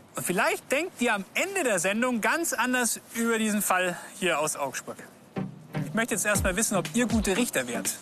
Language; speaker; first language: German; native; German